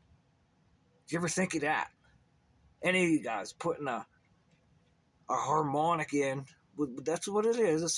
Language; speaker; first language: English; native; English